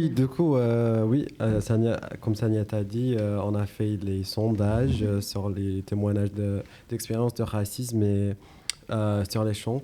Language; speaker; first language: French; non-native, learner; English